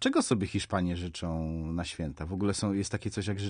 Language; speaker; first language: Polish; native; Polish